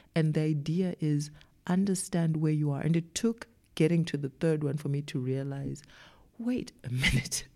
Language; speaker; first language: English; non-native, local second language; Shona